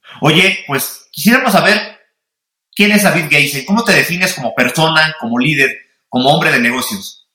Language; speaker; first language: Spanish; native; Spanish